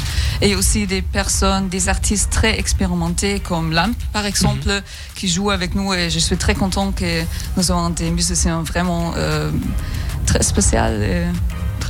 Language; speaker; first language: French; non-native, fluent; German